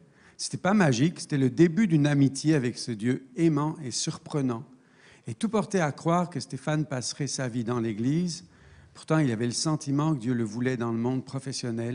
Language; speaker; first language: French; native; French